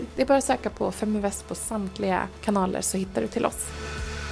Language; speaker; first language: Swedish; native; Swedish